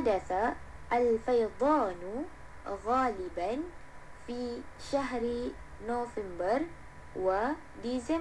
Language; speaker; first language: Arabic; non-native, learner; Malay